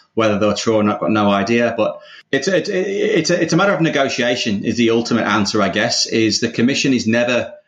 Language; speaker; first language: English; native; English